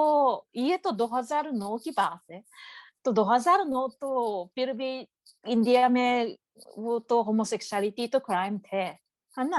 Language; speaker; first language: Hindi; non-native, learner; Japanese